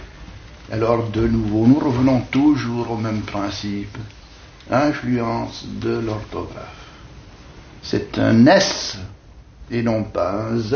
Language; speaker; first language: French; native; French